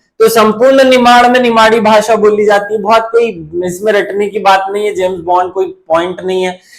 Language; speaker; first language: Hindi; native; Hindi